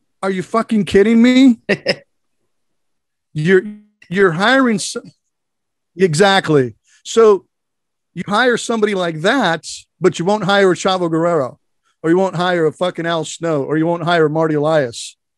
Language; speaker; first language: English; native; English